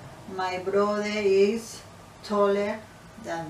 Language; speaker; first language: English; non-native, learner; Spanish